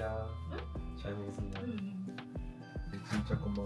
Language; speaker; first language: Korean; non-native, learner; Japanese